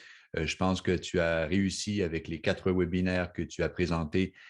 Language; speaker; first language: French; native; French